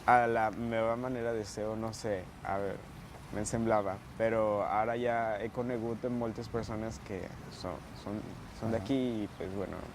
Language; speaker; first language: Catalan; non-native, learner; Spanish